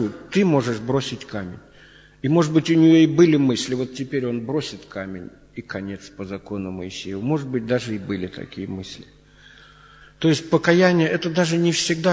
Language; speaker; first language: Russian; native; Russian